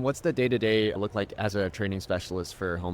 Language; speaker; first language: English; native; English